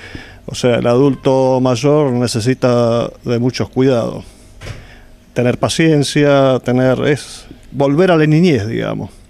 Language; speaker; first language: Spanish; native; Spanish